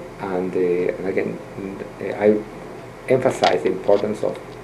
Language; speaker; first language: English; non-native, fluent; Spanish